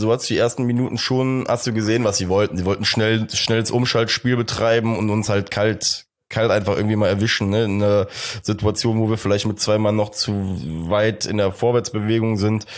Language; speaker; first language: German; native; German